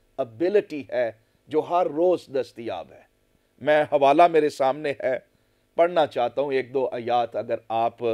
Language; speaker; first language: Urdu; non-native, local second language; Punjabi